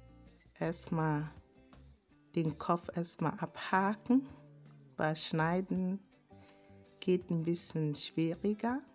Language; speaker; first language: German; non-native, fluent; Akan